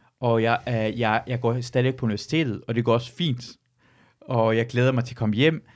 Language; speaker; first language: Danish; early bilingual, other home language; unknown